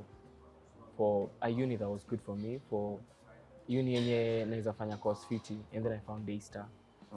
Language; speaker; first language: English; non-native, local second language; Kikuyu